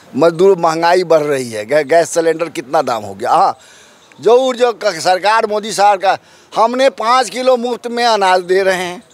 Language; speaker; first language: Hindi; native; Hindi